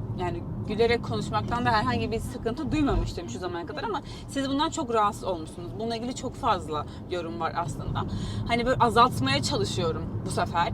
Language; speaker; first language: Turkish; native; Turkish